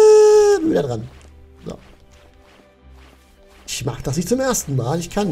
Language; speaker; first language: German; native; German